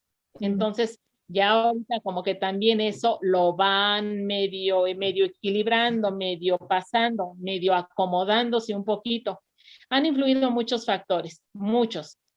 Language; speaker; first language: Spanish; native; Spanish